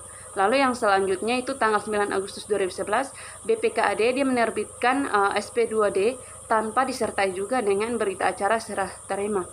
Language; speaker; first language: Indonesian; native; Indonesian